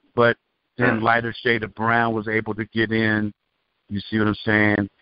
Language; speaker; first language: English; native; English